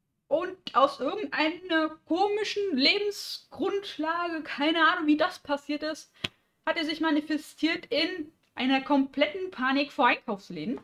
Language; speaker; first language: German; native; German